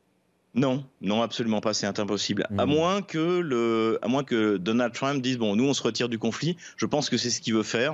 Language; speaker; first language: French; native; French